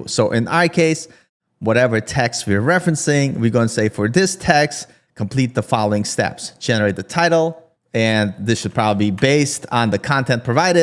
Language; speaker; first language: English; native; English